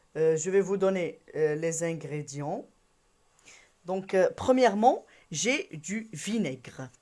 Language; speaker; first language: French; non-native, local second language; Arabic